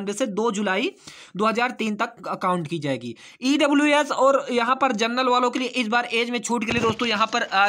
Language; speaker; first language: Hindi; native; Hindi